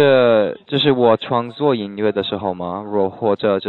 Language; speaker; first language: Chinese; non-native, learner; English